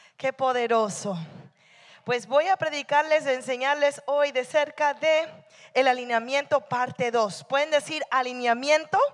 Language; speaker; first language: Spanish; early bilingual, heritage; Spanish